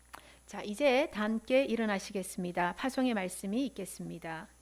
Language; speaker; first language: Korean; native; Korean